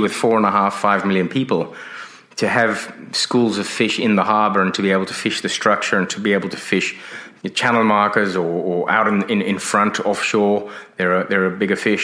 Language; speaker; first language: English; native; English